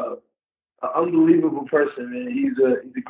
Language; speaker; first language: English; native; English